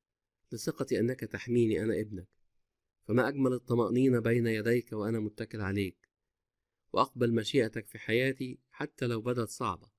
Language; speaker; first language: Arabic; native; Arabic